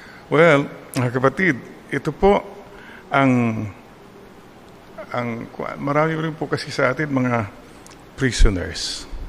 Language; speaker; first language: Filipino; non-native, local second language; Iloko